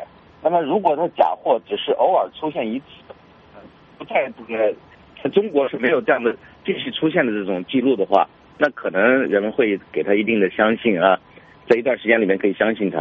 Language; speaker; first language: Chinese; native; Chinese